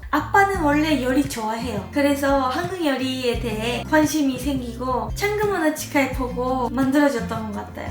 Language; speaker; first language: Korean; non-native, fluent; Japanese